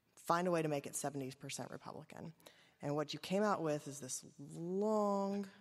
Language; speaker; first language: English; native; English